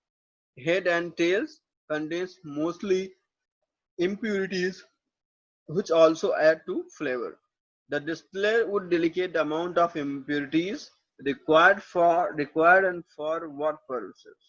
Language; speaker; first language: English; non-native, local second language; Hindi